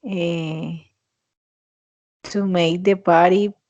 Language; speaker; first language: English; non-native, fluent; Spanish